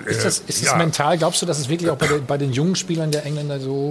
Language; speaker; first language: German; native; German